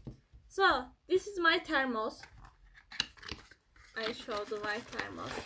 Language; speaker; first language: English; non-native, learner; Turkish